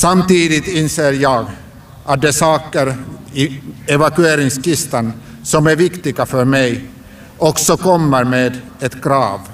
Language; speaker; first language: Swedish; non-native, local second language; Finnish